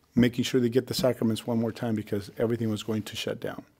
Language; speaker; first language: English; early bilingual, other home language; Spanish